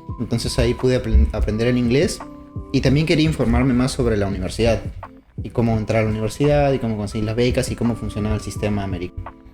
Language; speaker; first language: Spanish; native; Spanish